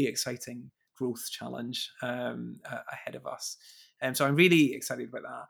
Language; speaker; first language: English; native; English